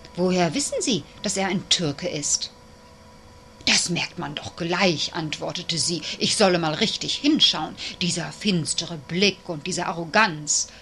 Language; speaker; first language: German; native; German